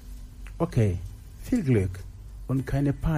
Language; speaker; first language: German; non-native, fluent; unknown